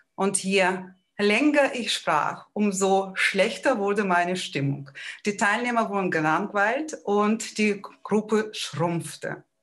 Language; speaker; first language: German; non-native, fluent; Ukrainian